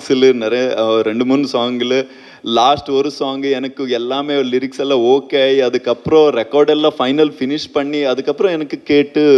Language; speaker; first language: Tamil; non-native, fluent; Malayalam